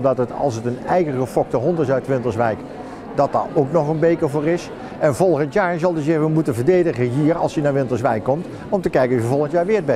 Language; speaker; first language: Dutch; native; Dutch